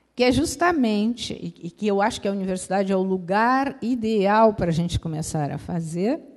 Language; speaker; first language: Portuguese; native; Portuguese